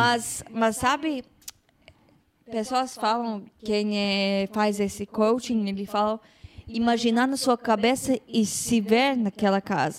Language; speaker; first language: Portuguese; non-native, fluent; Hebrew